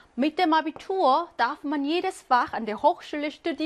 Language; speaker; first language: German; non-native, fluent; Korean